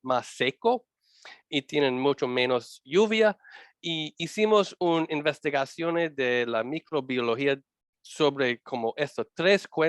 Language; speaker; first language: Spanish; non-native, learner; English